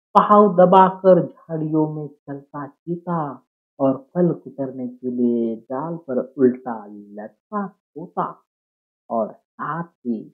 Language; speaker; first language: Hindi; non-native, local second language; Marathi